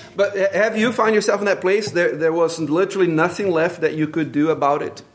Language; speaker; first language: English; non-native, fluent; Portuguese